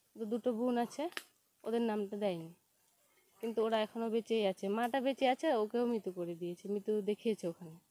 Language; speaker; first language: Bangla; non-native, local second language; Santali